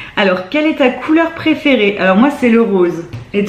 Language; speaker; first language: French; native; French